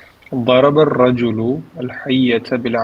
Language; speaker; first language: Arabic; non-native, learner; Tamil